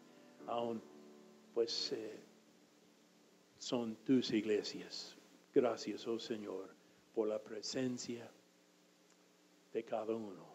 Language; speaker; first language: Spanish; non-native, fluent; English